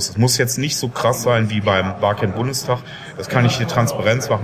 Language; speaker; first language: German; native; German